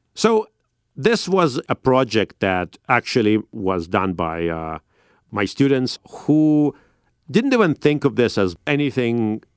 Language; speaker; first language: English; non-native, fluent; Russian